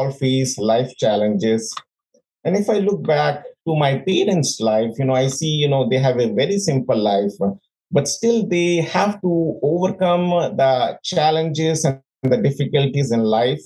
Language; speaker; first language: English; non-native, local second language; Hindi